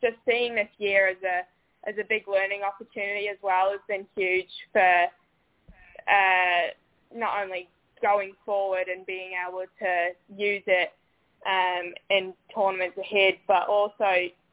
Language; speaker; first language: English; native; English